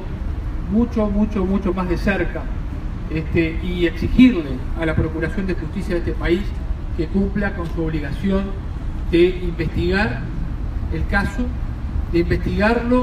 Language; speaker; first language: Spanish; native; Spanish